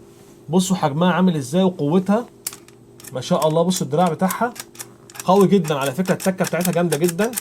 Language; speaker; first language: Arabic; native; Arabic